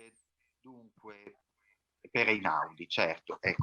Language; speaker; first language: Italian; native; Italian